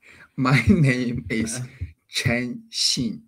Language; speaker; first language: English; non-native, learner; Chinese